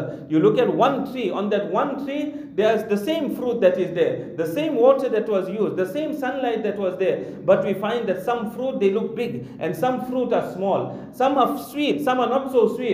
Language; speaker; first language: English; non-native, local second language; Urdu